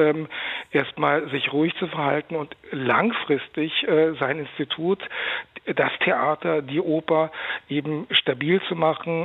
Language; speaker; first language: German; native; German